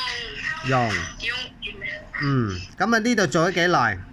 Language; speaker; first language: Cantonese; native; Cantonese